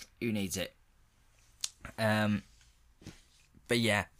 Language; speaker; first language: English; native; English